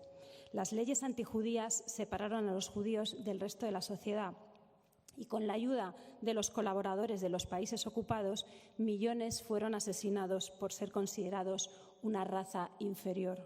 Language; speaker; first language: Spanish; native; Spanish